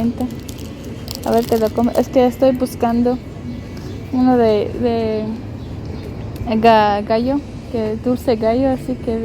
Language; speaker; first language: Spanish; non-native, fluent; Armenian